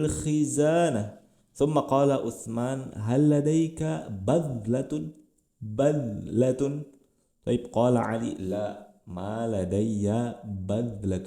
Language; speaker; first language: Arabic; non-native, fluent; Indonesian